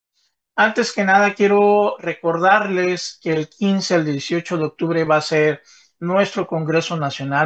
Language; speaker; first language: Spanish; native; Spanish